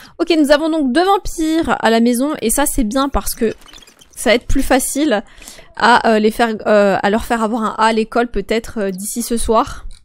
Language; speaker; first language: French; native; French